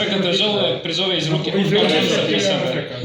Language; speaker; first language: Bosnian; native; Bosnian